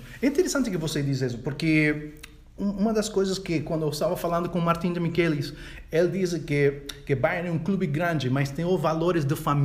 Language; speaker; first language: Portuguese; non-native, fluent; Spanish